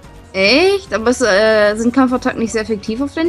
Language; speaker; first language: German; native; German